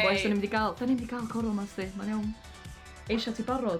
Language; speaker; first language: Welsh; native; Welsh